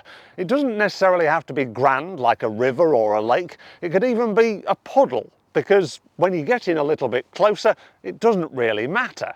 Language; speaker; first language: English; native; English